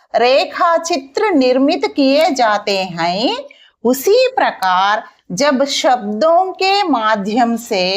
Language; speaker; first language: Hindi; non-native, local second language; Telugu